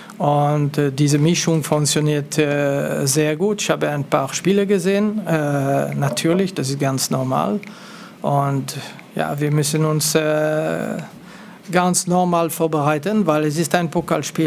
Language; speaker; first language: German; non-native, local second language; French